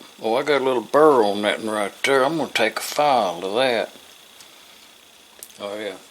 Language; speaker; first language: English; native; English